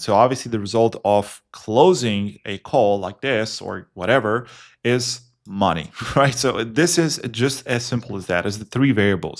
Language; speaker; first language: English; non-native, fluent; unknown